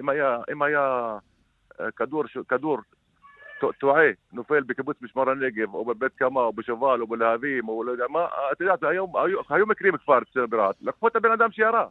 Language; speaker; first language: Hebrew; non-native, local second language; Arabic